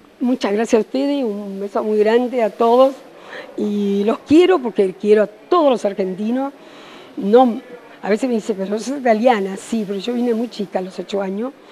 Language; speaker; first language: Spanish; early bilingual, other home language; Italian